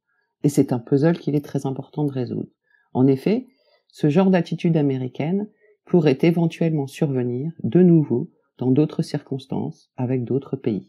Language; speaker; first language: French; native; French